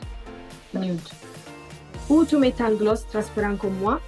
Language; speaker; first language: French; non-native, learner; Italian